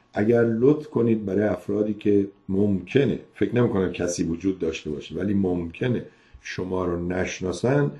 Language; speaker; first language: Persian; native; Persian